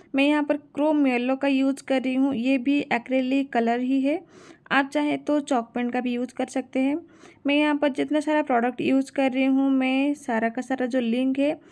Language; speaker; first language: Hindi; non-native, local second language; Odia